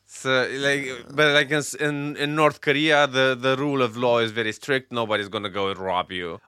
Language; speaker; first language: English; non-native, fluent; Romanian